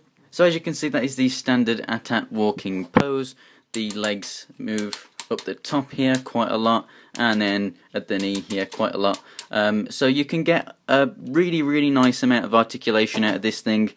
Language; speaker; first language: English; native; English